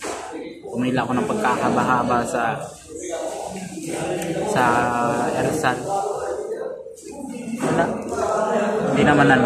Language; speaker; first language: Filipino; native; Filipino